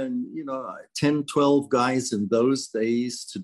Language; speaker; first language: English; native; English